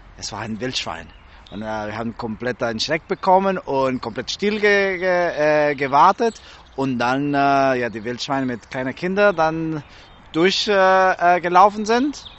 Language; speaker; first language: German; non-native, learner; Spanish